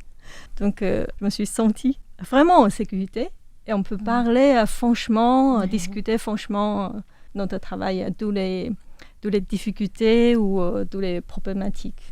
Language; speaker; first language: French; non-native, fluent; Chinese